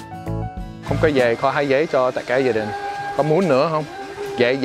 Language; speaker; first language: Vietnamese; non-native, learner; English